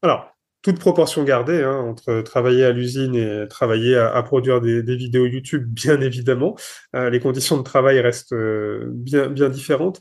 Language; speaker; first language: French; native; French